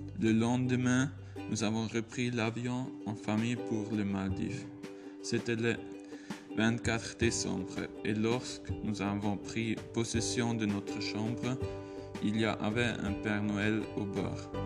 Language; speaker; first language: French; non-native, learner; German